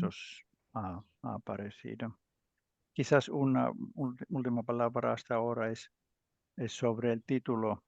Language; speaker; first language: Spanish; non-native, learner; Finnish